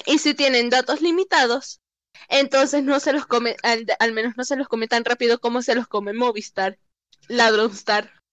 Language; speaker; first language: Spanish; native; Spanish